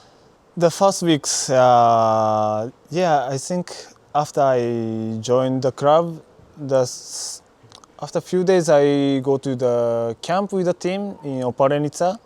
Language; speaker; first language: English; non-native, learner; Japanese